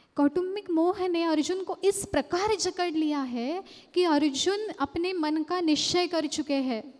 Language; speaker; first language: Hindi; non-native, local second language; Marathi